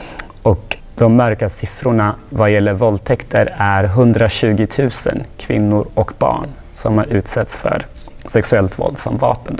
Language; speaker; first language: Swedish; non-native, fluent; Tigrinya